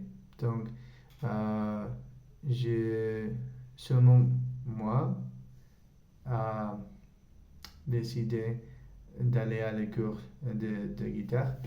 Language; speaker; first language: French; non-native, learner; Spanish